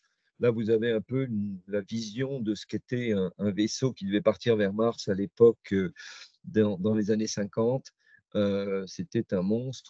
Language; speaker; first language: French; native; French